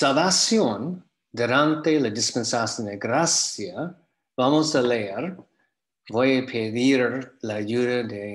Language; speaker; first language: Spanish; non-native, fluent; English